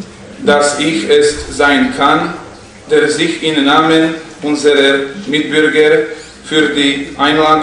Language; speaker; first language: German; non-native, fluent; Slovak